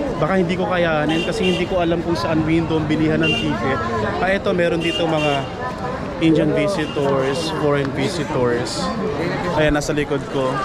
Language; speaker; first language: Filipino; native; Filipino